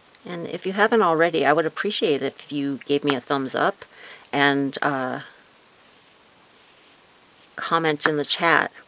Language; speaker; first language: English; native; English